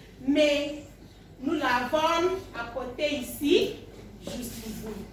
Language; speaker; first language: French; non-native, learner; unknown